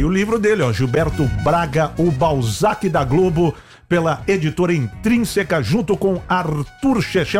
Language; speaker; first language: Portuguese; native; Portuguese